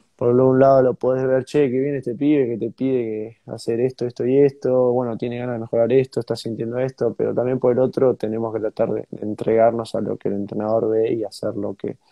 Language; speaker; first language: Spanish; native; Spanish